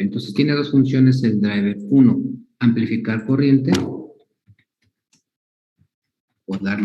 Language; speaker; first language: Spanish; native; Spanish